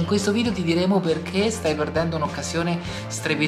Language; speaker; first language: Italian; native; Italian